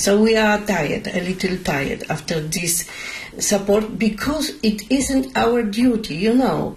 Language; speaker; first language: English; non-native, learner; Polish